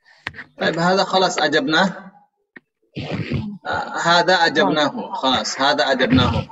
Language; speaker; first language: Arabic; non-native, fluent; Indonesian